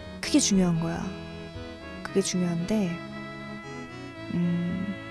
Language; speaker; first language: Korean; native; Korean